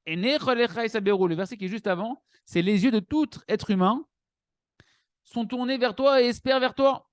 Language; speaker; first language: French; native; French